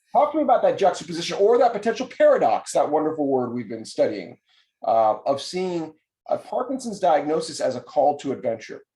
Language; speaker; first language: English; native; English